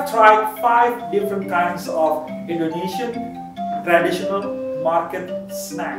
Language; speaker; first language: English; non-native, fluent; Indonesian